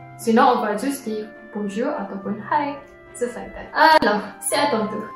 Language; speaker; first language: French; non-native, fluent; Malay